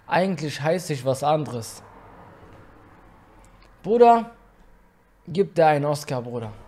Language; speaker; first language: German; native; German